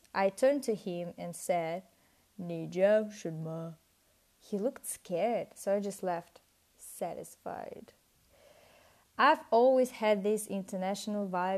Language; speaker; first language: English; non-native, fluent; Russian